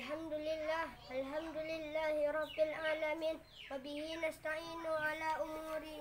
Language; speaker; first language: Arabic; non-native, learner; Indonesian